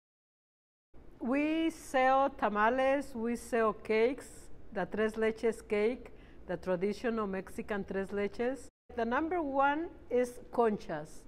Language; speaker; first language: English; non-native, fluent; Spanish